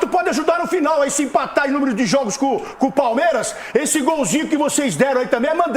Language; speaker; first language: Portuguese; native; Portuguese